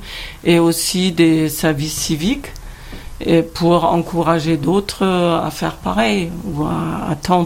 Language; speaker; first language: French; non-native, fluent; German